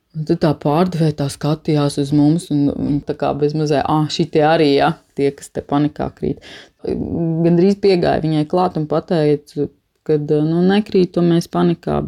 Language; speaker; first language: Latvian; native; Latvian